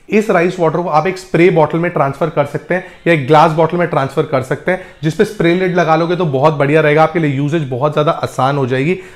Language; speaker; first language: Hindi; native; Hindi